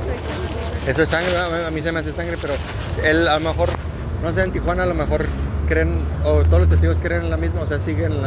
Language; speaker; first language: Spanish; native; Spanish